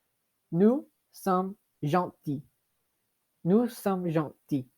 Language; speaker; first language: French; non-native, fluent; English